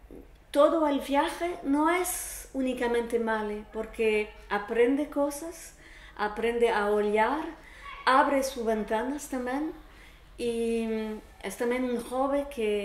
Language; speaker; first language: Spanish; non-native, learner; Portuguese